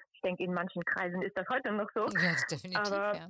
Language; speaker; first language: German; native; German